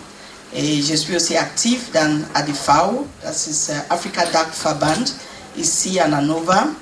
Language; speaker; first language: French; non-native, fluent; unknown